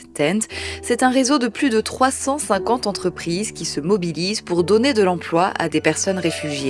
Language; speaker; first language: French; native; French